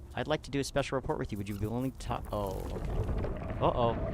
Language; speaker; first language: English; native; English